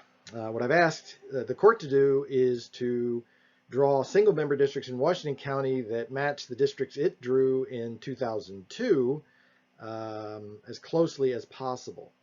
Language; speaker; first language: English; native; English